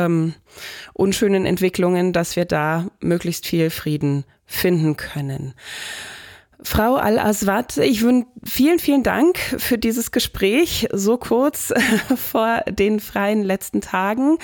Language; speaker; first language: German; native; German